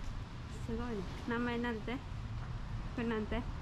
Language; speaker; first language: Japanese; non-native, learner; Vietnamese